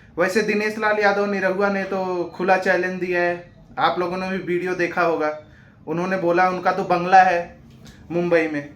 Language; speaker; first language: Hindi; native; Hindi